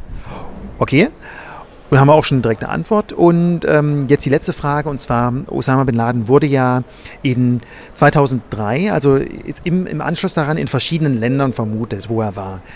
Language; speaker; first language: German; native; German